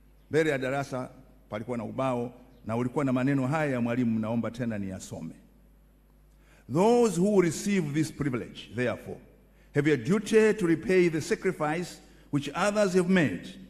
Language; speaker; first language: English; non-native, local second language; Swahili